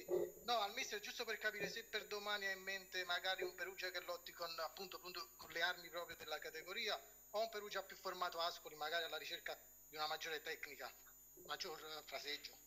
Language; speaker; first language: Italian; native; Italian